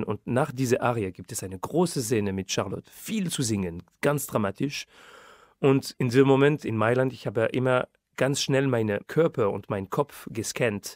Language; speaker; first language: German; non-native, fluent; French